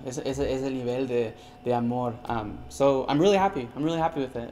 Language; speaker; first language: English; early bilingual, other home language; Spanish